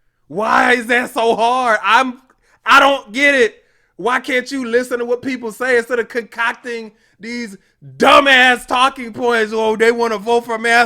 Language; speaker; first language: English; native; English